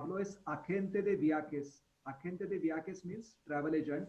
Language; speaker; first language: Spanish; non-native, fluent; Hindi